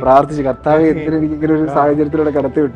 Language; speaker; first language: Malayalam; native; Malayalam